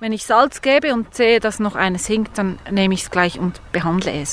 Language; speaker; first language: German; native; German